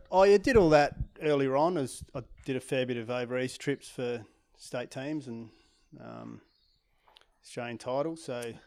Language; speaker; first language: English; native; English